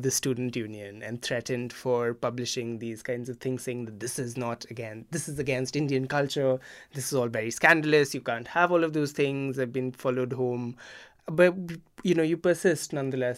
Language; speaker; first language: English; non-native, local second language; Hindi